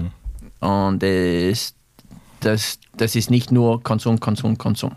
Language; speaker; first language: German; non-native, fluent; English